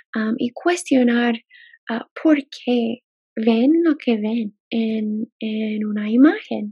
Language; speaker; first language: Spanish; non-native, fluent; English